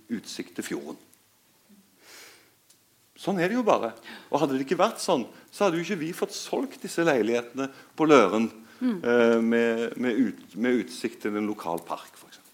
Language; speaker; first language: Norwegian; native; Norwegian